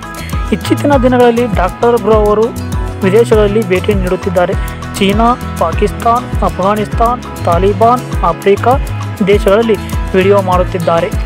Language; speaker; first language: Kannada; native; Kannada